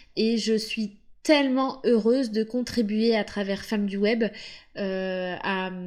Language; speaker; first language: French; native; French